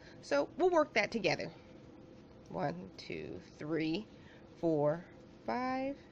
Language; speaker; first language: English; native; English